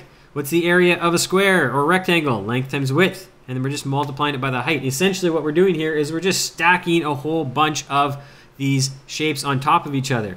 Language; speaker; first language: English; native; English